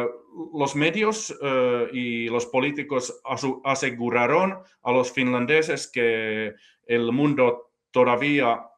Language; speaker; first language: Spanish; non-native, fluent; Finnish